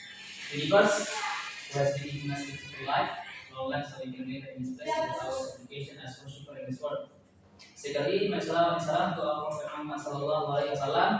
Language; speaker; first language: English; non-native, learner; Indonesian